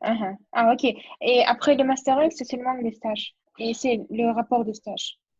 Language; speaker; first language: French; non-native, learner; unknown